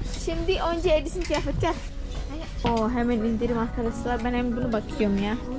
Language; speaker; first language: Turkish; non-native, learner; Indonesian